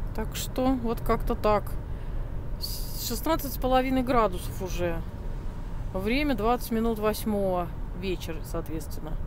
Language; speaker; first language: Russian; native; Russian